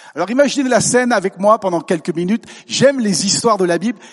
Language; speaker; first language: French; native; French